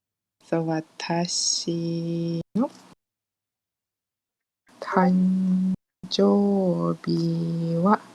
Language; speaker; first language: Japanese; non-native, learner; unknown